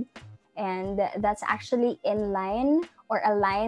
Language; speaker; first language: English; non-native, local second language; Cebuano